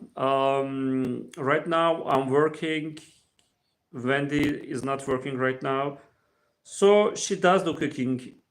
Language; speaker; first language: English; non-native, fluent; Turkish